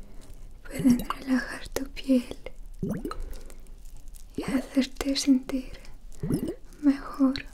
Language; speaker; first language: Spanish; non-native, learner; Russian